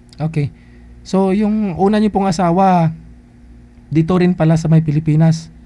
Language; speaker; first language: Filipino; native; Filipino